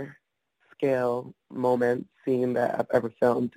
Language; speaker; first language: English; non-native, fluent; Spanish